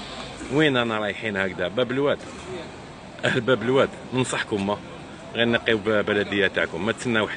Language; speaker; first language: Arabic; native; Arabic